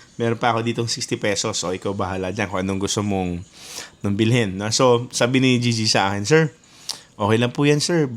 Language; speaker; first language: Filipino; non-native, local second language; Hiligaynon